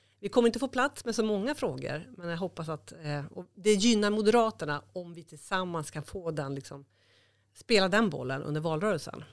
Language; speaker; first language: Swedish; native; Swedish